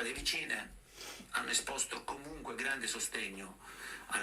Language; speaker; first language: Italian; native; Italian